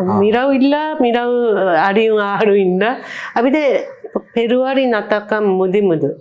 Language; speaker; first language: Malayalam; non-native, learner; Japanese